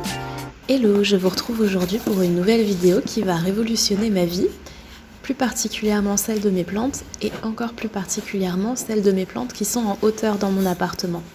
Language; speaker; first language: French; native; French